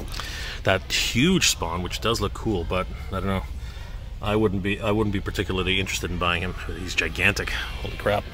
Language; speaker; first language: English; native; English